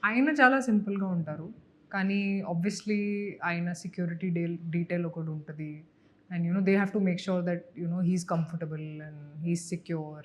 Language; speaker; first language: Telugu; non-native, fluent; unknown